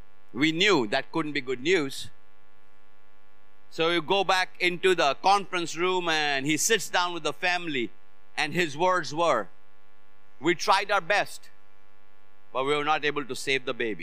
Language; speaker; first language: English; non-native, local second language; Hindi